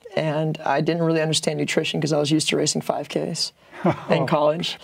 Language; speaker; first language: English; native; English